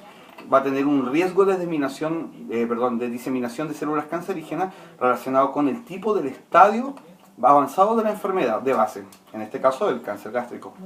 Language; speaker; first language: Spanish; native; Spanish